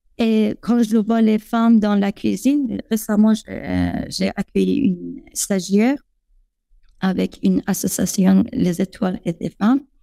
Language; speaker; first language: French; non-native, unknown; Persian